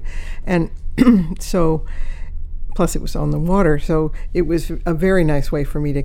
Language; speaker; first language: English; native; English